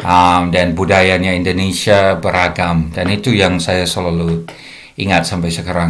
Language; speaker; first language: Indonesian; non-native, fluent; English